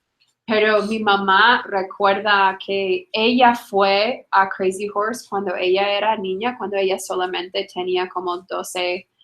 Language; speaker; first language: Spanish; non-native, fluent; English